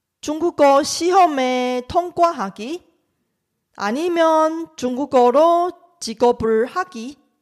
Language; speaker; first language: Korean; non-native, fluent; Chinese